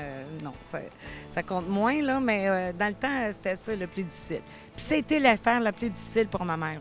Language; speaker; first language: French; native; French